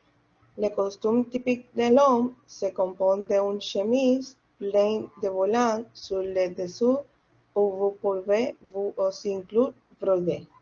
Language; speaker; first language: French; non-native, learner; Spanish